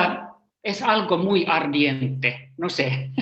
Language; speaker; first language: Spanish; non-native, fluent; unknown